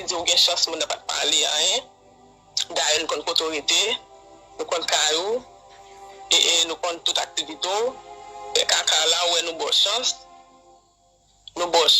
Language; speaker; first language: Haitian Creole; native; Haitian Creole